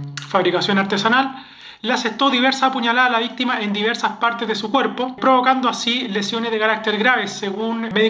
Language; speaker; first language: Spanish; native; Spanish